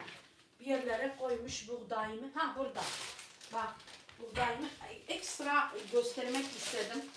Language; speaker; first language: Turkish; non-native, local second language; Kurdish